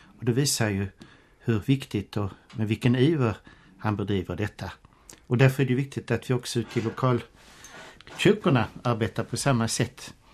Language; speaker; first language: Swedish; native; Swedish